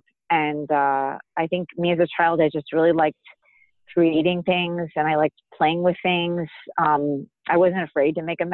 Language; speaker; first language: English; native; English